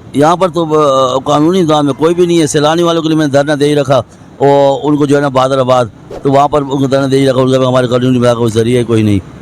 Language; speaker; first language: Urdu; non-native, local second language; Pashto